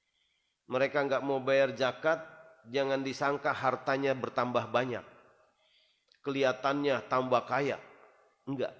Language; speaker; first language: Indonesian; native; Indonesian